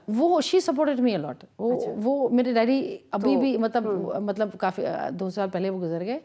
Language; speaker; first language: Hindi; non-native, local second language; Kashmiri